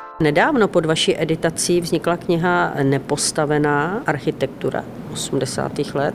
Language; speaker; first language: Czech; native; Czech